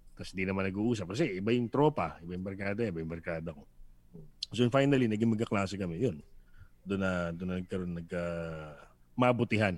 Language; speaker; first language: Filipino; native; Filipino